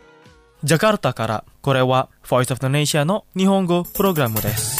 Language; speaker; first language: Japanese; non-native, fluent; Indonesian